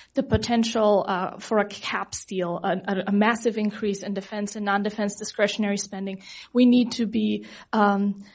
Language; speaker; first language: English; non-native, fluent; German